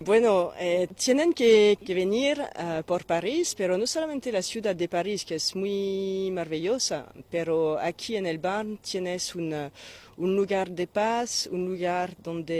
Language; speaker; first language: Spanish; non-native, fluent; French